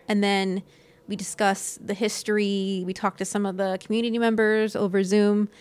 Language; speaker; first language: English; native; English